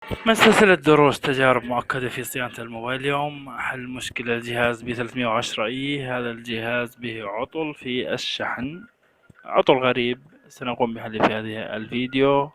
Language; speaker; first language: Arabic; native; Arabic